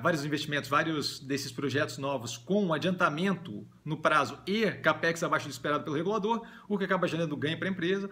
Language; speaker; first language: Portuguese; native; Portuguese